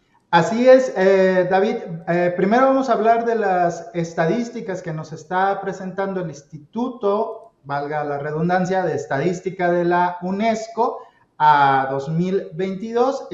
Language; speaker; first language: Spanish; native; Spanish